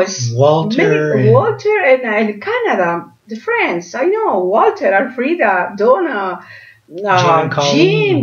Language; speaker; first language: English; non-native, learner; Spanish